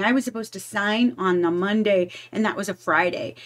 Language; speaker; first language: English; native; English